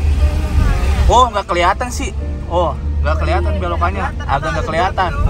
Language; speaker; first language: Indonesian; native; Indonesian